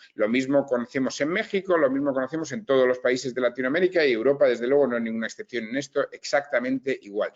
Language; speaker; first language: Spanish; native; Spanish